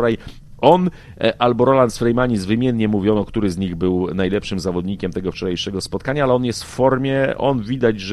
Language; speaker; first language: Polish; native; Polish